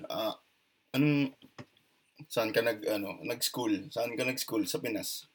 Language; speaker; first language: Filipino; non-native, local second language; Hiligaynon